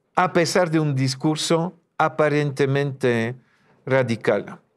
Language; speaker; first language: Spanish; non-native, fluent; French